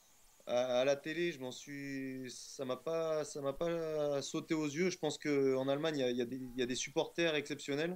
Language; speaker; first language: French; native; French